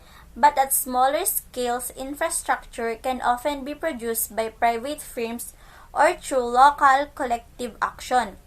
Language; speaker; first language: English; non-native, local second language; Filipino